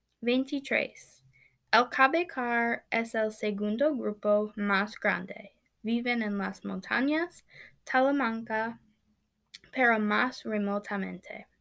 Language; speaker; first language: Spanish; non-native, learner; English